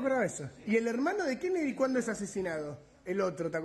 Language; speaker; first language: Spanish; native; Spanish